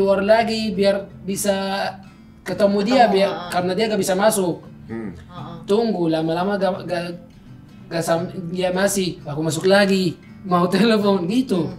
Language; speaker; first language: Indonesian; non-native, learner; Arabic